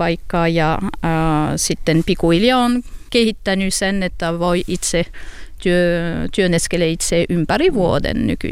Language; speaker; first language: Finnish; non-native, learner; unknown